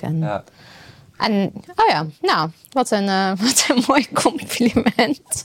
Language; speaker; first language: Dutch; non-native, fluent; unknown